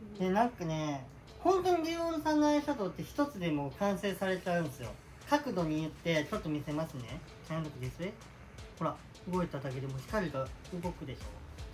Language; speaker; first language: Japanese; native; Japanese